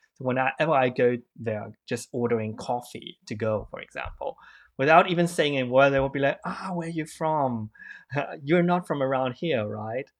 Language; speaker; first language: English; non-native, fluent; German